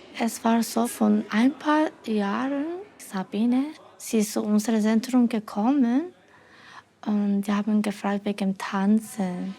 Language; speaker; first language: German; non-native, learner; Persian